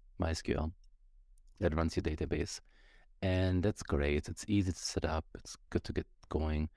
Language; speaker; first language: English; non-native, fluent; German